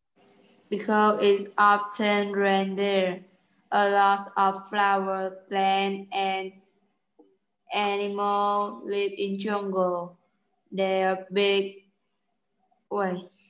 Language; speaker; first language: English; non-native, learner; Vietnamese